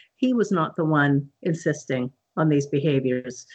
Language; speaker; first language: English; native; English